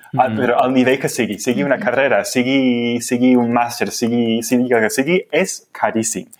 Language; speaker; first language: Catalan; non-native, fluent; English